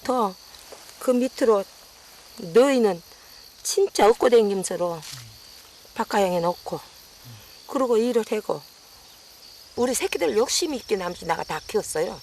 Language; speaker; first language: Korean; native; Korean